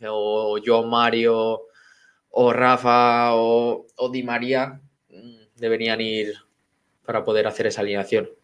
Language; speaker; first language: Spanish; native; Spanish